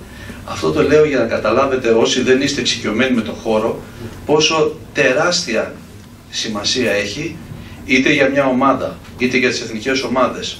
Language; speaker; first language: Greek; native; Greek